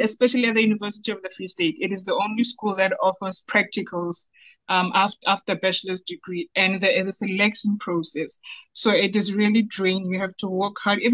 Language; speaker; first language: English; non-native, local second language; Southern Sotho